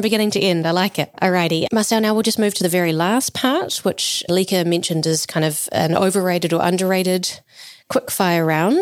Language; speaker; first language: English; native; English